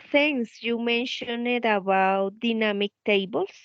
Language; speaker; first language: English; non-native, learner; Spanish